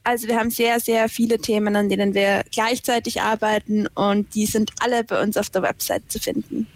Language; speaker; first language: German; native; German